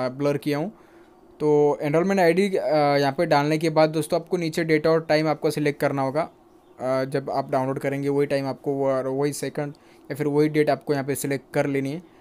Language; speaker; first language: Hindi; non-native, local second language; Marathi